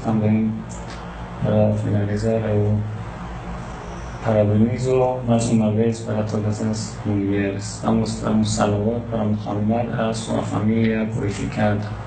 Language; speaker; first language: Portuguese; non-native, learner; Persian